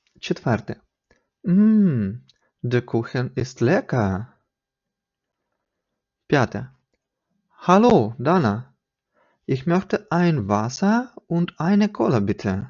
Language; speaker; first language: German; non-native, fluent; Ukrainian